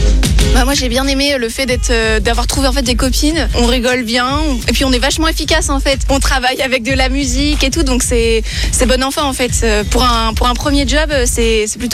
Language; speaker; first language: French; native; French